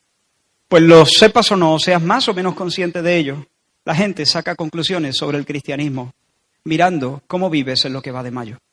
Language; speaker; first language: Spanish; native; Spanish